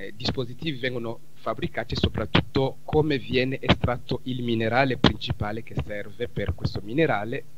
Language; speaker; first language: Italian; non-native, fluent; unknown